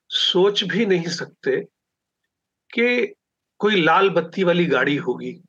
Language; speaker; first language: Hindi; non-native, local second language; Punjabi